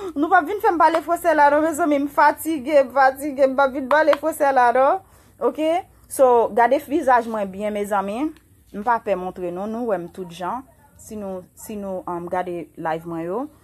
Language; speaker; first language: French; non-native, local second language; Haitian Creole